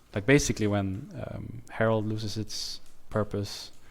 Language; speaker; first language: English; non-native, fluent; Swedish